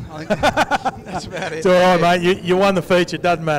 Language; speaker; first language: English; native; English